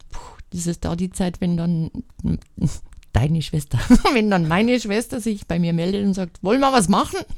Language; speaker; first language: German; native; German